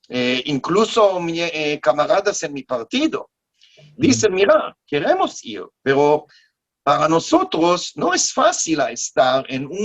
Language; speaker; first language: Spanish; non-native, learner; Hebrew